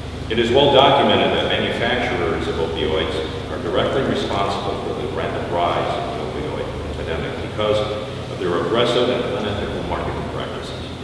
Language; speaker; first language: English; native; English